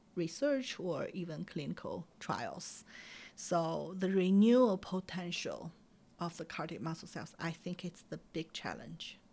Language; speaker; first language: English; non-native, fluent; Chinese